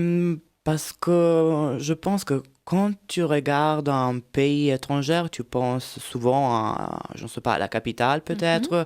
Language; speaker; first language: French; non-native, fluent; Italian